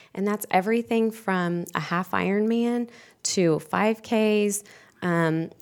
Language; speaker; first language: English; native; English